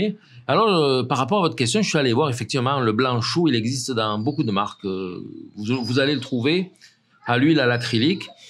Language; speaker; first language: French; native; French